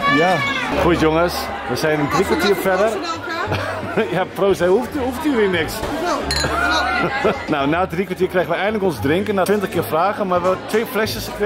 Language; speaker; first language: Dutch; native; Dutch